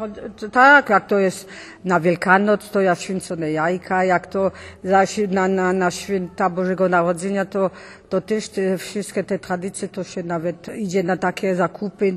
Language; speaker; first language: Polish; early bilingual, heritage; Polish